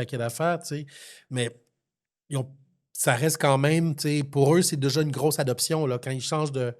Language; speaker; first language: French; native; French